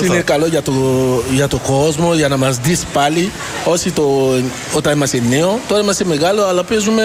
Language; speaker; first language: Greek; non-native, local second language; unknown